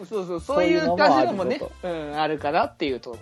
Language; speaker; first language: Japanese; native; Japanese